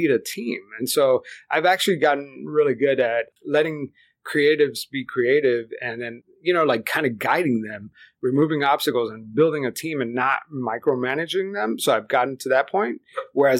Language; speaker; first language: English; early bilingual, other home language; Spanish